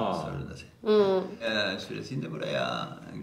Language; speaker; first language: Turkish; non-native, learner; Spanish